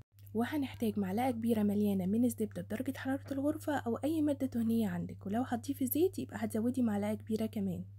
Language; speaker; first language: Arabic; native; Arabic